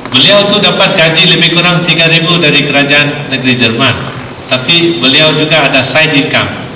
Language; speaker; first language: Malay; non-native, local second language; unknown